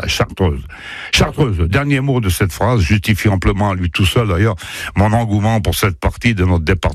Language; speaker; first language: French; native; French